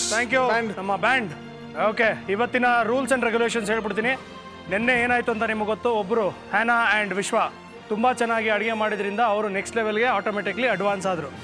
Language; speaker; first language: Kannada; native; Kannada